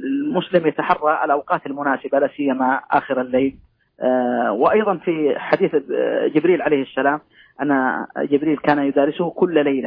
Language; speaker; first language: Arabic; native; Arabic